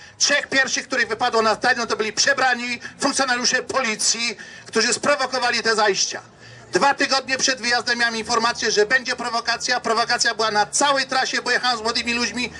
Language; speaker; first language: Polish; native; Polish